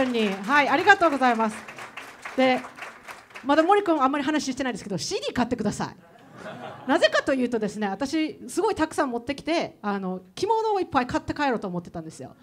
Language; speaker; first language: Japanese; native; Japanese